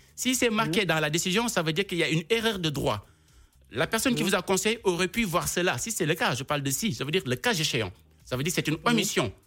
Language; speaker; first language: French; non-native, local second language; Wolof